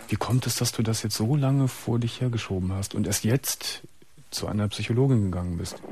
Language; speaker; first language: German; native; German